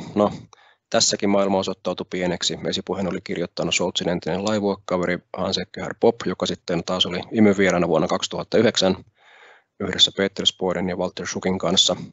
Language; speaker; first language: Finnish; native; Finnish